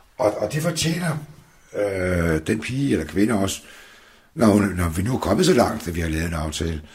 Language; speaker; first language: Danish; native; Danish